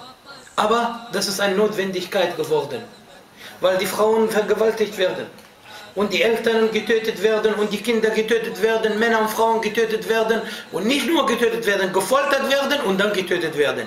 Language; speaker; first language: German; non-native, fluent; Arabic